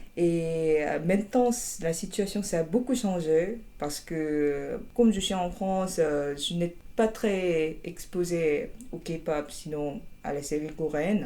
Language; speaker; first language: French; non-native, fluent; Korean